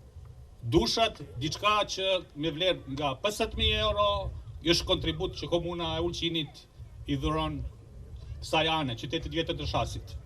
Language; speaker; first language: Albanian; native; Albanian